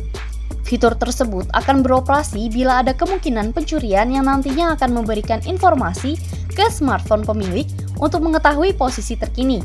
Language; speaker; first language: Indonesian; native; Indonesian